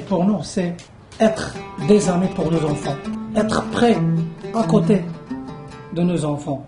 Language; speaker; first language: French; non-native, local second language; Arabic